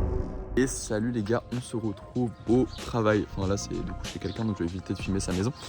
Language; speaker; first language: French; native; French